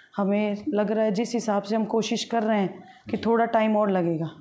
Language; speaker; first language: Hindi; native; Hindi